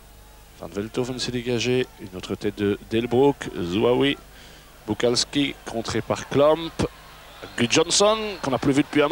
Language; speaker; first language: French; native; French